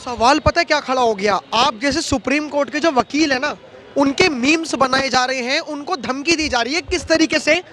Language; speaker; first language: Hindi; native; Hindi